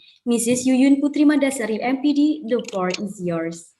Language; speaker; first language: English; non-native, learner; Indonesian